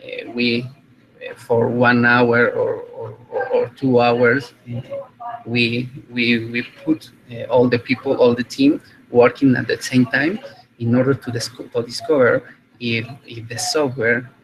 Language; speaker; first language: English; non-native, fluent; Spanish